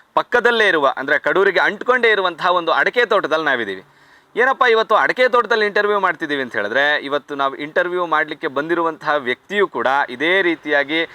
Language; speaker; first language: Kannada; native; Kannada